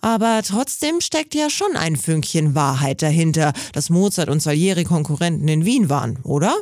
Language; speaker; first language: German; native; German